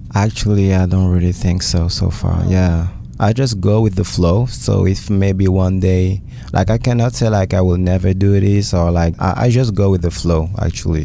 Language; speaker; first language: English; early bilingual, other home language; French